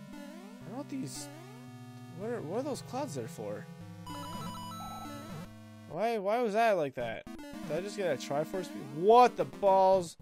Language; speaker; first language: English; native; English